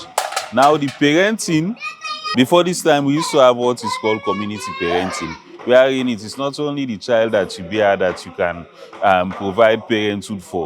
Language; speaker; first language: English; non-native, local second language; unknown